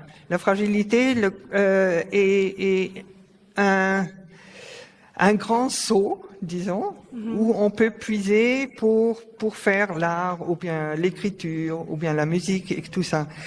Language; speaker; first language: French; non-native, fluent; German